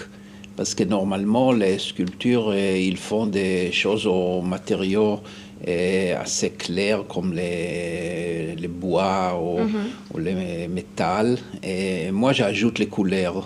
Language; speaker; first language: French; non-native, fluent; Hebrew